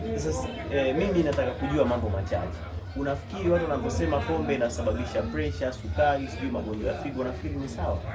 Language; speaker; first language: Swahili; native; Swahili